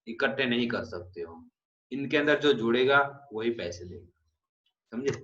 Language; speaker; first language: Hindi; non-native, local second language; Gujarati